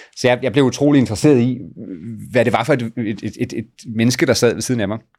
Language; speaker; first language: Danish; native; Danish